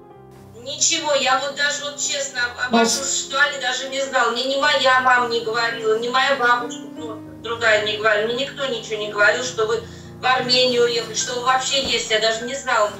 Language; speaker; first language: Russian; native; Russian